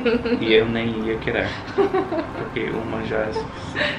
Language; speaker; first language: Portuguese; non-native, fluent; English